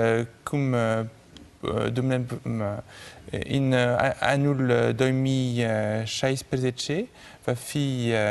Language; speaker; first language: Romanian; non-native, learner; French